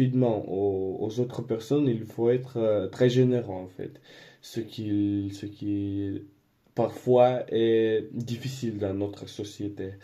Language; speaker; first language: French; non-native, learner; Spanish